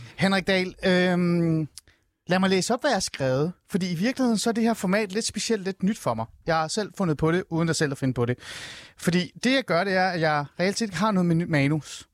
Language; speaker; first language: Danish; early bilingual, other home language; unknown